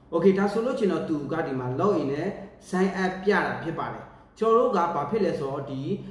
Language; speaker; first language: Burmese; native; Burmese